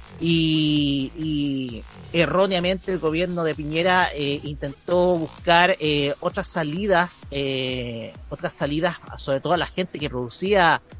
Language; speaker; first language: Spanish; native; Spanish